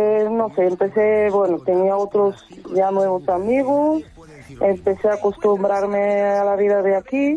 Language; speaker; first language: Spanish; non-native, fluent; Bulgarian